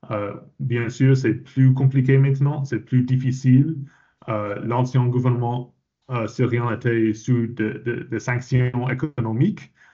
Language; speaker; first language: French; non-native, fluent; English